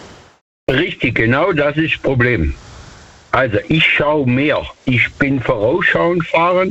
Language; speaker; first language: German; native; German